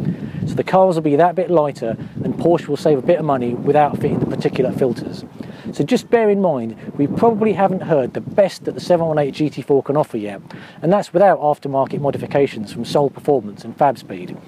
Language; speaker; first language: English; native; English